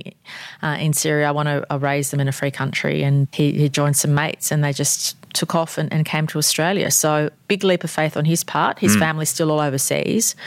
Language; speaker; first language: English; non-native, local second language; Armenian